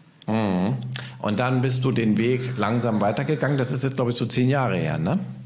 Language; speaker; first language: German; native; German